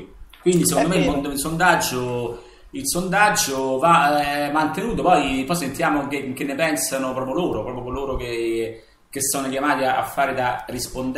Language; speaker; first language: Italian; native; Italian